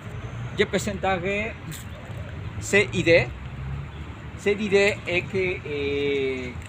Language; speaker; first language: French; non-native, learner; Spanish